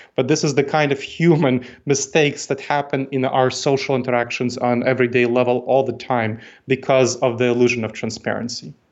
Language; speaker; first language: English; early bilingual, other home language; Russian